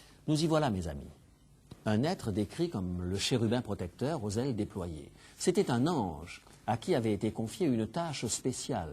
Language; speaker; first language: French; native; French